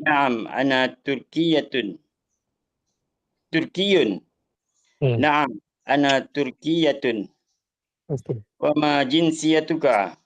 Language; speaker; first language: Arabic; non-native, learner; Malay